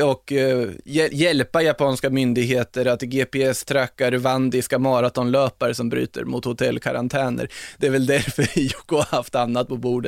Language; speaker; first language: Swedish; native; Swedish